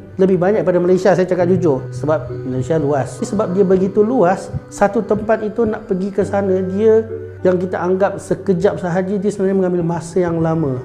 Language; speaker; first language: Malay; native; Malay